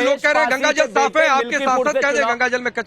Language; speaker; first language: Hindi; native; Hindi